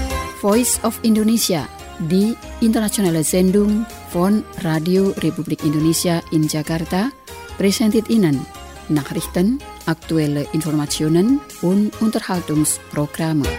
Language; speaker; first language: German; non-native, fluent; Indonesian